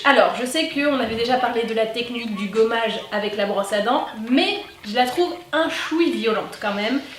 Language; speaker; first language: French; native; French